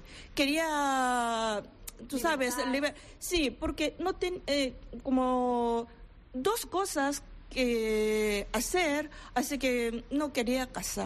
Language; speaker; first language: Spanish; non-native, learner; Korean